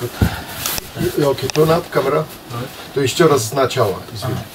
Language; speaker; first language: Russian; non-native, learner; German